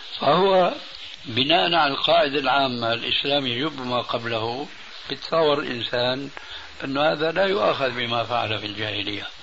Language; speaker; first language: Arabic; early bilingual, other home language; Albanian